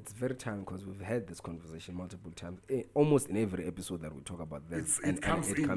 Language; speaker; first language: English; non-native, local second language; Tsonga